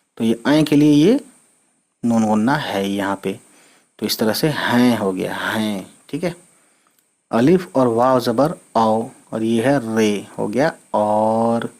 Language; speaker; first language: Urdu; native; Urdu